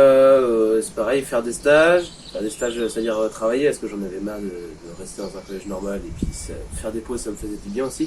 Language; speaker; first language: French; native; French